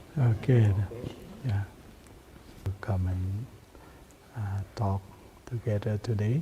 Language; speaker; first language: English; non-native, learner; Thai